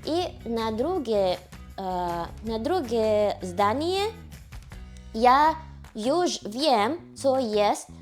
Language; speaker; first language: Polish; non-native, learner; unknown